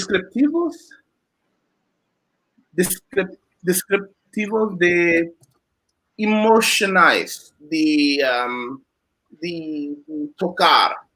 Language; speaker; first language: Portuguese; non-native, learner; English